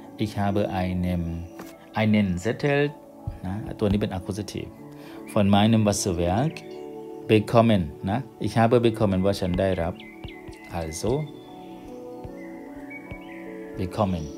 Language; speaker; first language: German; non-native, fluent; Thai